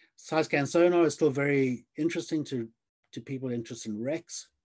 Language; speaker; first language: English; native; English